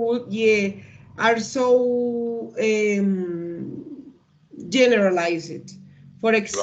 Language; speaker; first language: English; non-native, learner; Spanish